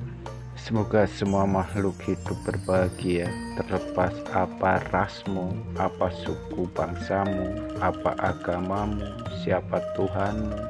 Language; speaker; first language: Indonesian; native; Indonesian